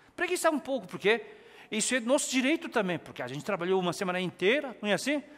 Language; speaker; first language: Portuguese; non-native, fluent; Korean